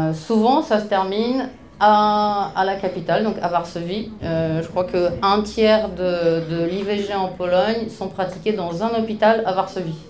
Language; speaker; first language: French; non-native, fluent; Polish